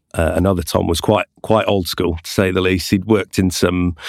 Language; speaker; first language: English; native; English